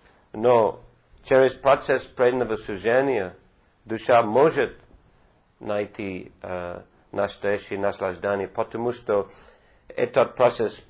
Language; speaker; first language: Russian; non-native, fluent; English